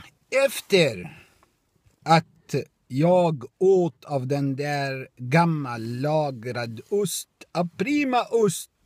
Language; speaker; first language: Swedish; non-native, fluent; Arabic